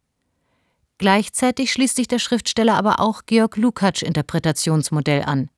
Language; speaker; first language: German; native; German